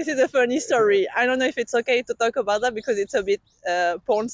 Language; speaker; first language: English; non-native, fluent; French